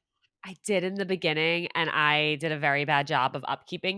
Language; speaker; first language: English; native; English